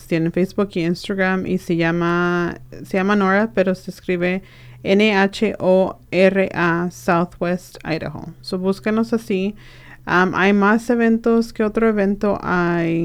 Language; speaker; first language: Spanish; early bilingual, other home language; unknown